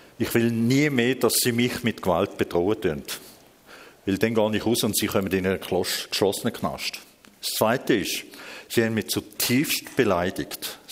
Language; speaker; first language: German; early bilingual, other home language; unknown